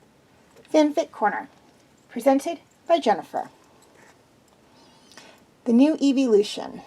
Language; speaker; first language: English; native; English